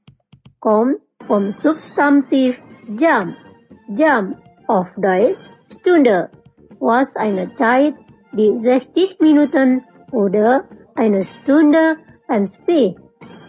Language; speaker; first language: German; non-native, fluent; Indonesian